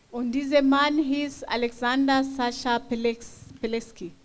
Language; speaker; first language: German; non-native, fluent; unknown